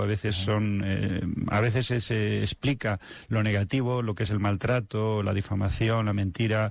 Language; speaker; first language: Spanish; native; Spanish